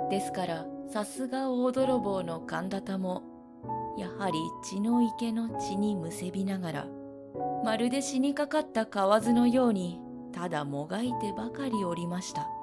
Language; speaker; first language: Japanese; native; Japanese